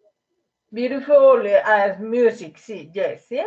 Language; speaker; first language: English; non-native, learner; Spanish